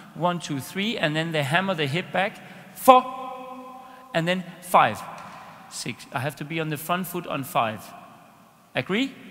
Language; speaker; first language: English; non-native, fluent; Danish